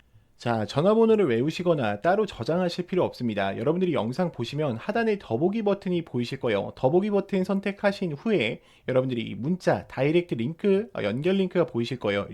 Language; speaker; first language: Korean; native; Korean